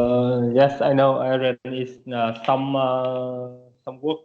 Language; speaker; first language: English; non-native, learner; Vietnamese